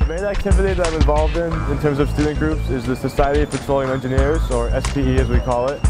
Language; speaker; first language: English; native; English